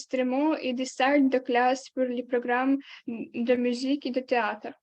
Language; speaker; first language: French; non-native, learner; Ukrainian